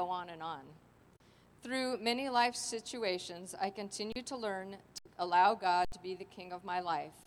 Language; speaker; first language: English; native; English